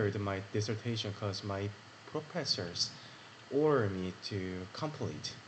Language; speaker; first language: English; non-native, learner; Korean